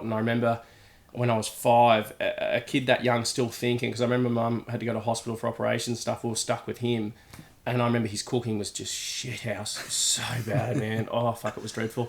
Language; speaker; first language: English; native; English